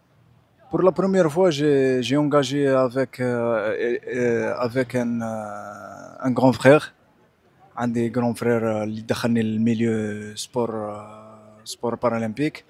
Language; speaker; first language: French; non-native, local second language; Arabic